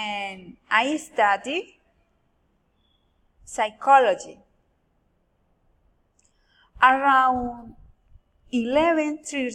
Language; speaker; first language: English; non-native, learner; Spanish